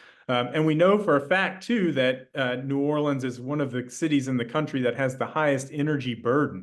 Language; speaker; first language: English; native; English